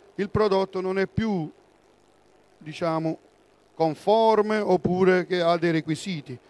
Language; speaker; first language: Italian; native; Italian